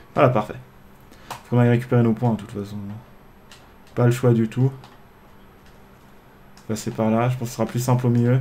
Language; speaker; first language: French; native; French